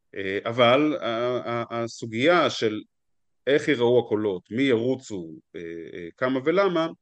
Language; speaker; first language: Hebrew; native; Hebrew